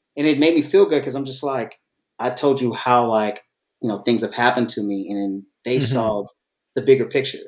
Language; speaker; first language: English; native; English